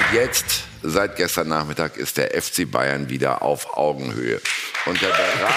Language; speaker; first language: German; native; German